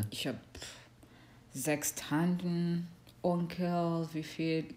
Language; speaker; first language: German; non-native, learner; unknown